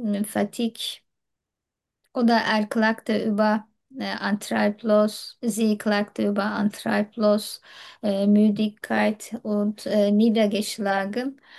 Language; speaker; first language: German; non-native, learner; Turkish